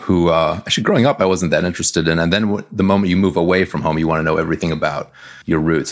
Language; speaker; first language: English; native; English